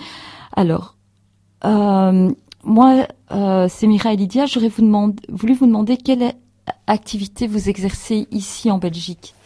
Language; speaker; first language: French; native; French